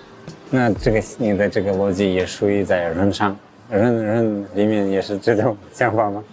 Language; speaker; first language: Chinese; early bilingual, heritage; English